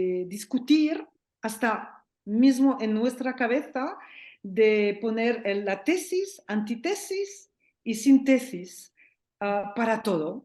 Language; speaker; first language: Spanish; non-native, fluent; French